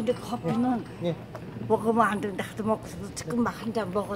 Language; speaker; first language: Korean; native; Korean